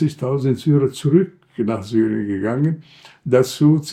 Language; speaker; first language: German; non-native, fluent; Arabic